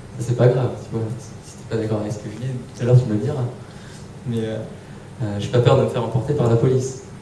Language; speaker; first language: French; early bilingual, other home language; Persian